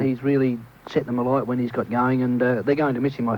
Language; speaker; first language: English; native; English